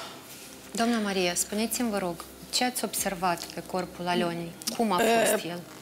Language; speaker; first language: Romanian; native; Romanian